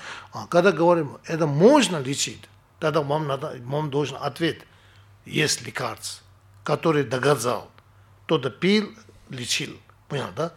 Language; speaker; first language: Russian; non-native, learner; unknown